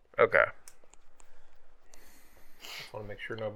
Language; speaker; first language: English; native; English